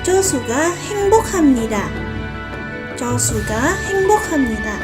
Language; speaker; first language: Korean; non-native, fluent; Indonesian